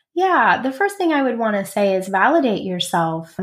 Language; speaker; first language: English; native; English